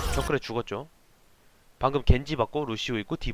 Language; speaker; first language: Korean; native; Korean